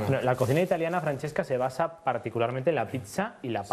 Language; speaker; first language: Spanish; native; Spanish